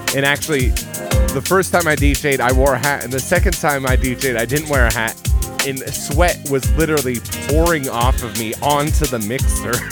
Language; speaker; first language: English; native; English